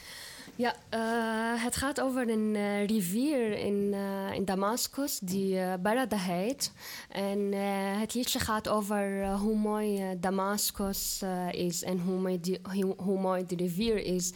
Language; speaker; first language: Dutch; non-native, fluent; Arabic